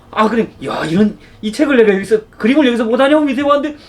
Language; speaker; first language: Korean; native; Korean